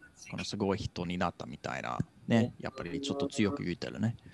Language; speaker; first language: Japanese; non-native, fluent; English